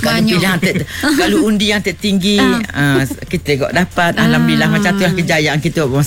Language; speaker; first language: Malay; native; Malay